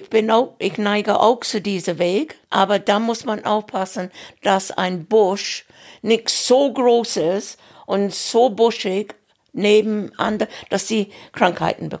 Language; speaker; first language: German; non-native, fluent; English